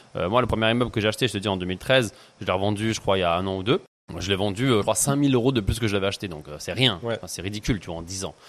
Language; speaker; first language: French; native; French